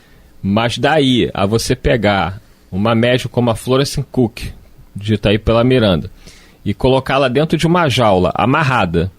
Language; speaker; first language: Portuguese; native; Portuguese